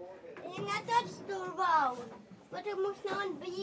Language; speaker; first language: Russian; early bilingual, heritage; Russian